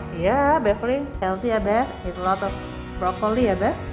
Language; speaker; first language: English; non-native, fluent; Indonesian